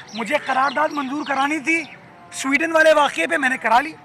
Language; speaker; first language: Urdu; native; Urdu